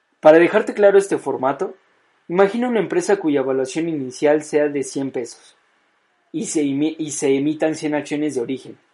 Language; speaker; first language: Spanish; native; Spanish